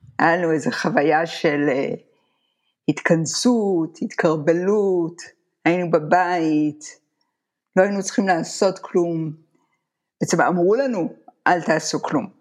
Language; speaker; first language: Hebrew; native; Hebrew